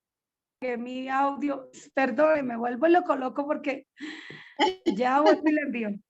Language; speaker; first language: Spanish; native; Spanish